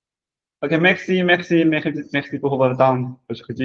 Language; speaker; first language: French; non-native, learner; Chinese